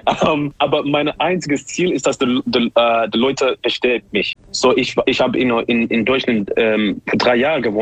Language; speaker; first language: German; non-native, learner; English